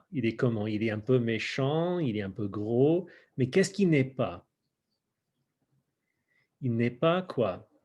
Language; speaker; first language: French; non-native, fluent; English